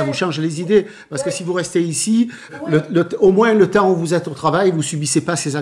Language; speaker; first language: French; native; French